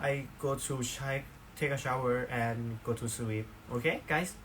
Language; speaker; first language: English; non-native, learner; Thai